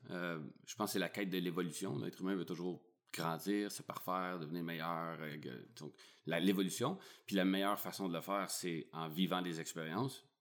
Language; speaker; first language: French; native; French